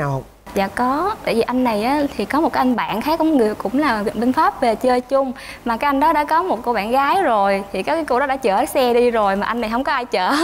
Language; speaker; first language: Vietnamese; native; Vietnamese